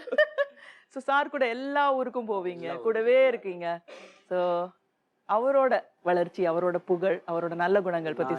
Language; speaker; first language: Tamil; native; Tamil